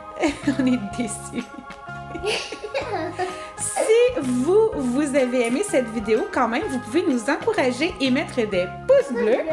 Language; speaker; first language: French; native; French